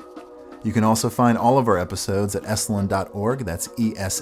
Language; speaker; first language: English; native; English